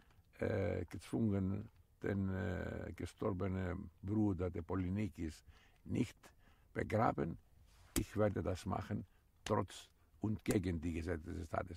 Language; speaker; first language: German; non-native, fluent; Greek